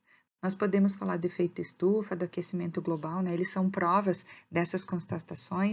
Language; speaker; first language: Portuguese; native; Portuguese